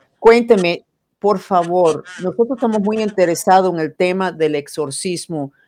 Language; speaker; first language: Spanish; non-native, fluent; English